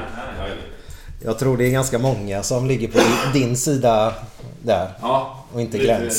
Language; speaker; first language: Swedish; native; Swedish